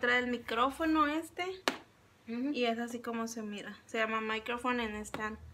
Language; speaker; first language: Spanish; native; Spanish